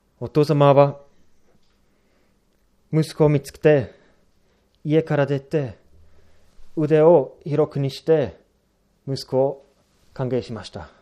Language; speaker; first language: Japanese; non-native, fluent; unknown